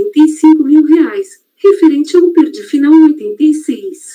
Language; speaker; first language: Portuguese; native; Portuguese